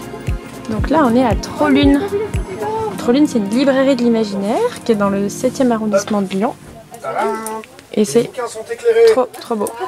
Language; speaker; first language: French; native; French